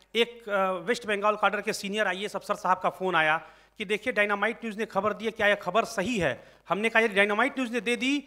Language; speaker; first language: Hindi; native; Hindi